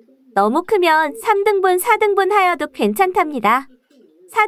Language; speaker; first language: Korean; native; Korean